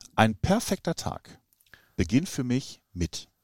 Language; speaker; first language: German; native; German